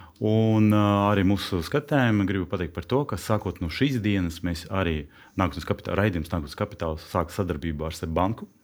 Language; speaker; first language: Latvian; non-native, local second language; Russian